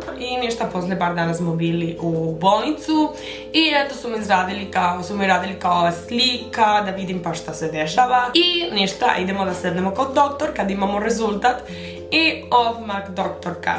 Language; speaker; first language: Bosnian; early bilingual, heritage; Spanish